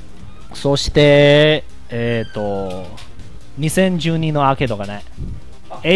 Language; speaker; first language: Japanese; non-native, learner; Chinese